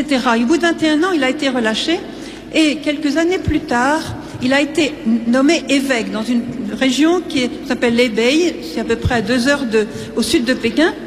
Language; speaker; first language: French; native; French